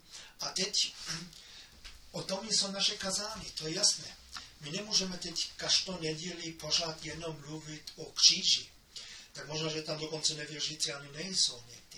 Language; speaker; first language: Czech; non-native, fluent; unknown